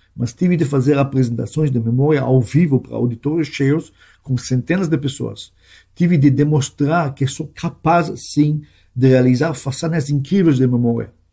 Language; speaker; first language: Portuguese; non-native, fluent; Hebrew